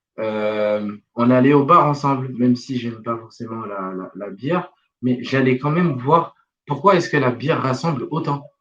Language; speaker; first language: French; non-native, local second language; Wolof